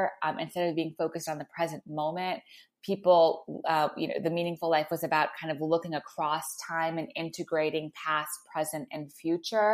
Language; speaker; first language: English; native; English